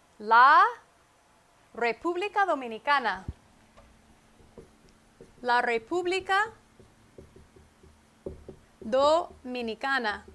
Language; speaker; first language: Spanish; non-native, fluent; English